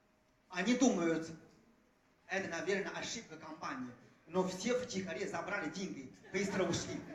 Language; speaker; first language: Russian; non-native, fluent; Chinese